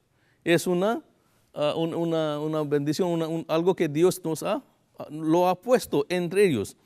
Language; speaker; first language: Spanish; non-native, fluent; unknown